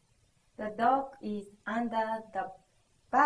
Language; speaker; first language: English; non-native, learner; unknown